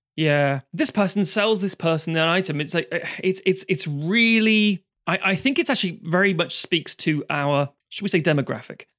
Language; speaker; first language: English; native; English